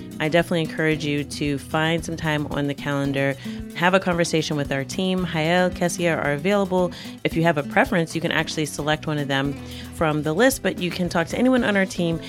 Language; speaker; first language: English; native; English